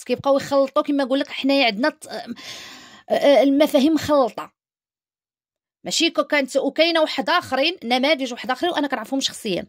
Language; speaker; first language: Arabic; native; Arabic